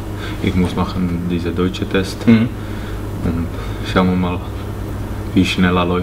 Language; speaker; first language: German; non-native, learner; Czech